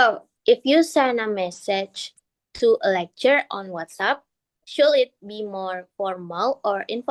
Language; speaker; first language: English; non-native, learner; Indonesian